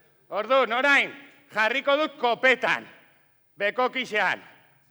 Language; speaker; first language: Basque; non-native, local second language; Spanish